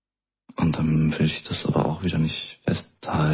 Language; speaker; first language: German; native; German